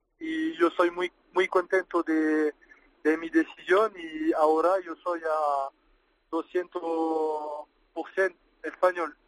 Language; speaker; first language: Spanish; non-native, learner; French